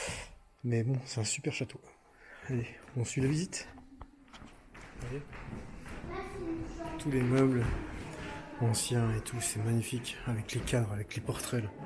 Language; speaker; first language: French; native; French